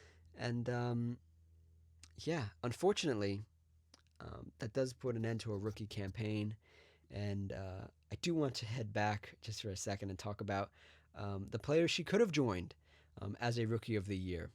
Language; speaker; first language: English; native; English